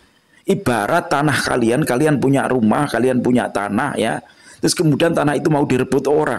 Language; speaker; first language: Indonesian; non-native, local second language; Javanese